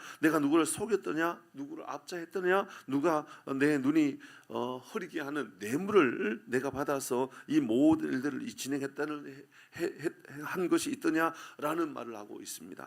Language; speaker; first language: Korean; native; Korean